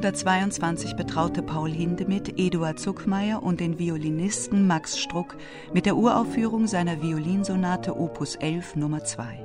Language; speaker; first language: German; native; German